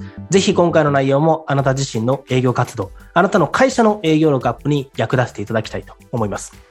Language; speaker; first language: Japanese; native; Japanese